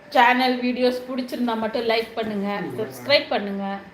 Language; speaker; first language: Tamil; non-native, local second language; Telugu